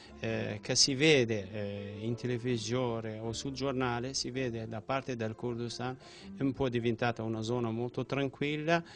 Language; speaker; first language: Italian; non-native, fluent; Central Kurdish